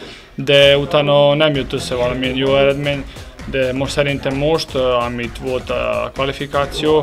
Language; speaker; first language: Hungarian; non-native, learner; Serbian